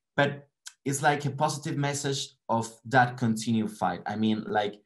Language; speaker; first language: English; non-native, learner; Spanish